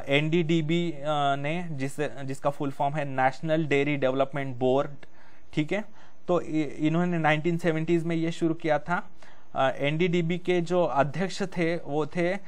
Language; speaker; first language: Hindi; non-native, local second language; Marathi